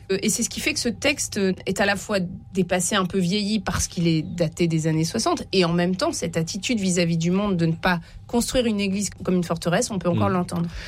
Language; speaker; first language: French; native; French